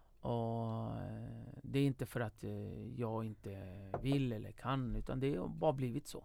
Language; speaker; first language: Swedish; early bilingual, other home language; Kurdish